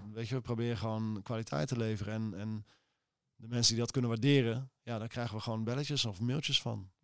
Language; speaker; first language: Dutch; native; Dutch